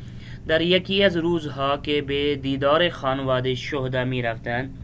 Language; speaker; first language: Persian; non-native, fluent; Urdu